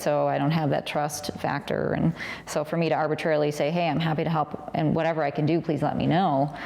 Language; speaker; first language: English; native; English